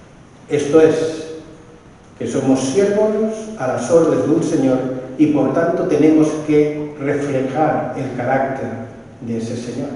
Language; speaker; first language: Spanish; native; Spanish